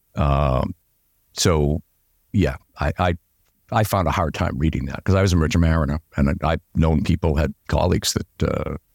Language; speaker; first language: English; native; English